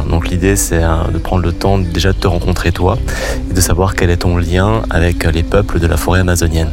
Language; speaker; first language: French; native; French